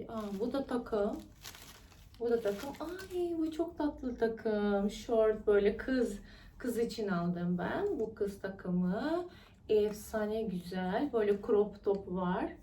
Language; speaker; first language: Turkish; non-native, fluent; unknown